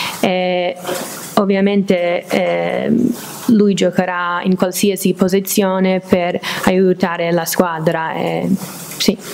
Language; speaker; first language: Italian; non-native, fluent; English